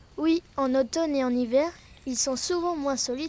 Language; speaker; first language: French; native; French